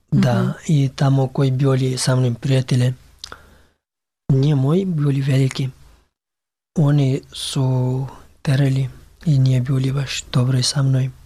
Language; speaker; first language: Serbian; non-native, learner; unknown